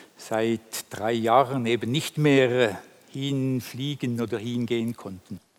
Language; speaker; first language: German; non-native, local second language; French